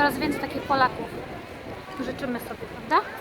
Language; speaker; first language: Polish; native; Polish